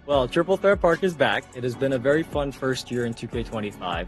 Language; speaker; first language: English; native; English